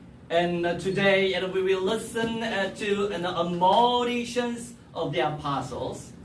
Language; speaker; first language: English; non-native, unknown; Korean